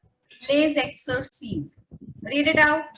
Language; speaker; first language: French; non-native, fluent; Hindi